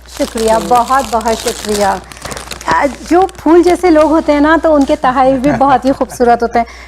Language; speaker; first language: Urdu; native; Urdu